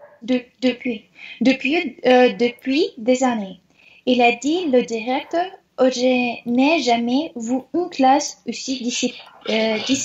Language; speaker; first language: French; non-native, learner; Russian